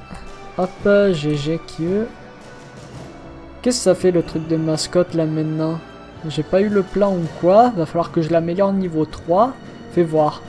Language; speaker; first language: French; native; French